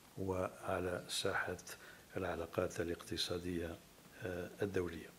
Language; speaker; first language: Arabic; native; Arabic